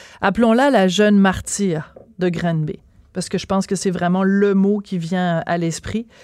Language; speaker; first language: French; native; French